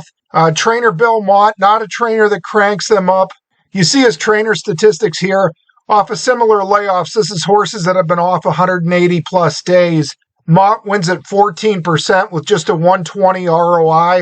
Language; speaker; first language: English; native; English